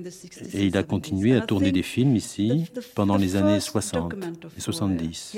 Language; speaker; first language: French; native; French